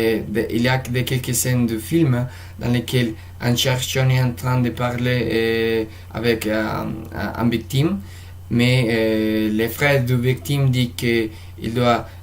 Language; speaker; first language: French; non-native, fluent; Spanish